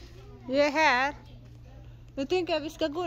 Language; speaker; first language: Swedish; non-native, learner; Cebuano